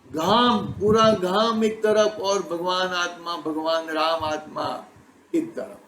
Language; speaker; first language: Hindi; non-native, local second language; Gujarati